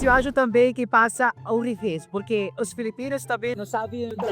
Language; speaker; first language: Portuguese; non-native, fluent; Filipino